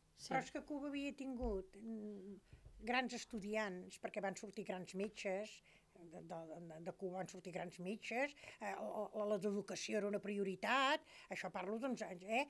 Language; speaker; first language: Catalan; native; Catalan